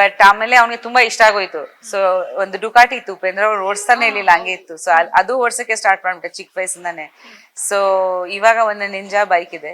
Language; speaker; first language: Kannada; non-native, fluent; Bangla